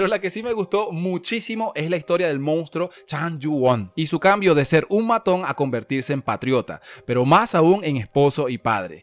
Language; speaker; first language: Spanish; native; Spanish